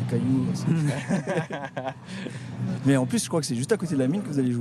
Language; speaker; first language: French; native; French